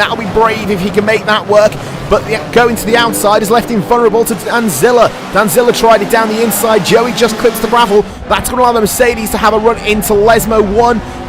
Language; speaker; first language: English; native; English